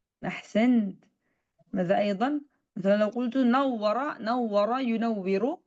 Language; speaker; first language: Arabic; non-native, fluent; Indonesian